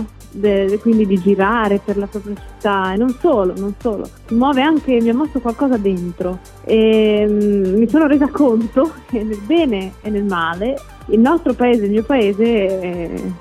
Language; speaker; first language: Italian; native; Italian